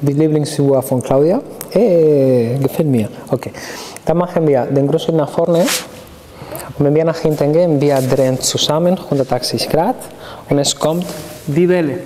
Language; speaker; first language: German; non-native, fluent; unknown